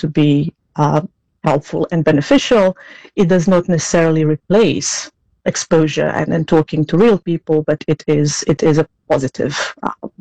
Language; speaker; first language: English; non-native, fluent; Serbian